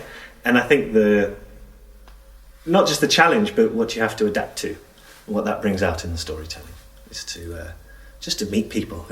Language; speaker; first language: English; native; English